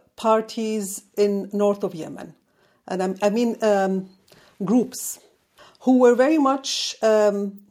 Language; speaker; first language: English; non-native, fluent; Arabic